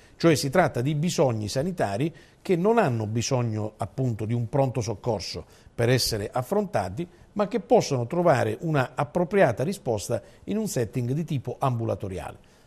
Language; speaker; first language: Italian; native; Italian